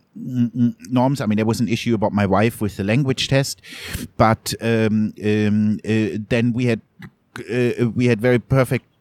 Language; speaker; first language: English; non-native, fluent; German